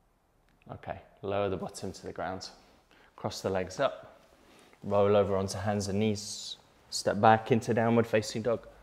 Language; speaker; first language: English; native; English